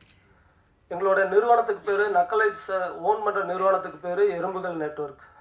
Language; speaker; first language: Tamil; native; Tamil